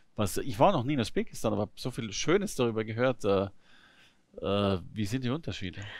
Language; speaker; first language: German; native; German